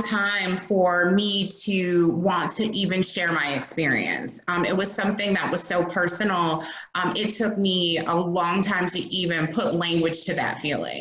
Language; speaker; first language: English; native; English